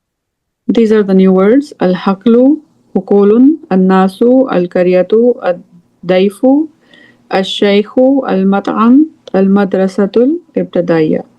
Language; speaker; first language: Arabic; non-native, fluent; English